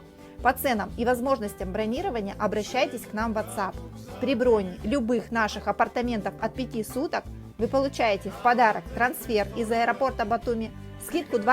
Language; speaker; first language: Russian; native; Russian